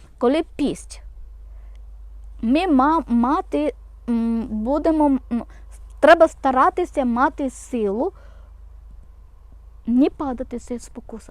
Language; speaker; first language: Ukrainian; non-native, local second language; Malayalam